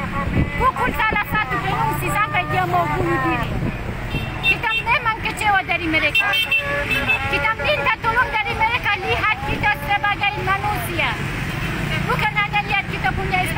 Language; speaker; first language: Indonesian; non-native, fluent; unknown